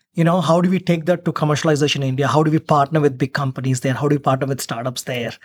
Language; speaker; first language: English; non-native, local second language; Telugu